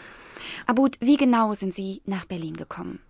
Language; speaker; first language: German; native; German